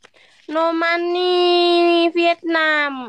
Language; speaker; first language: English; non-native, learner; Indonesian